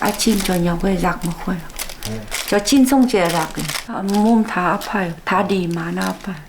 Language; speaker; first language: Korean; non-native, learner; Vietnamese